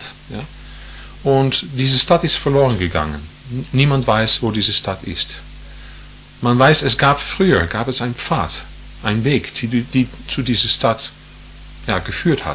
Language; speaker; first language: German; non-native, fluent; English